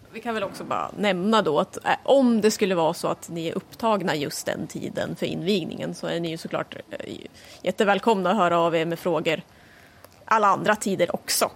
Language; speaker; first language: Swedish; native; Swedish